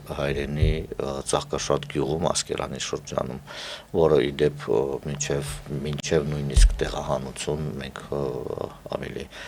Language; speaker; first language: Armenian; native; Armenian